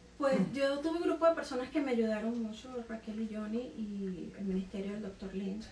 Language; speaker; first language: Spanish; native; Spanish